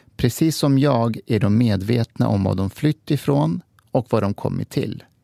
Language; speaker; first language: Swedish; early bilingual, other home language; Persian